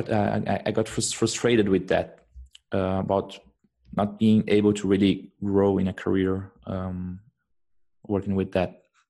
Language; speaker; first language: English; non-native, fluent; Portuguese